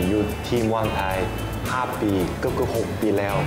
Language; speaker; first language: Thai; non-native, learner; Korean